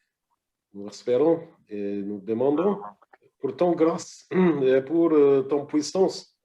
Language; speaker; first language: French; non-native, learner; English